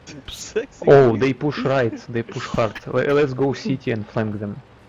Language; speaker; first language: English; non-native, learner; Russian